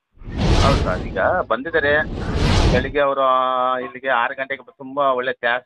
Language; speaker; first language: Kannada; native; Kannada